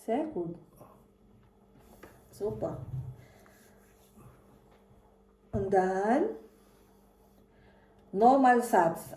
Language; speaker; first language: German; non-native, fluent; Filipino